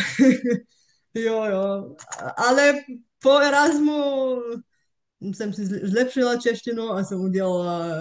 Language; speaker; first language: Czech; non-native, fluent; Bulgarian